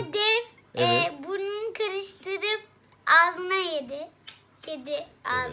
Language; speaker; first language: Turkish; native; Turkish